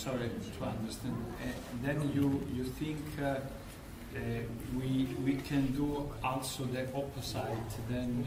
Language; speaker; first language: English; non-native, learner; Italian